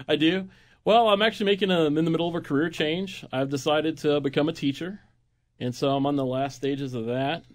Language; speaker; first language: English; native; English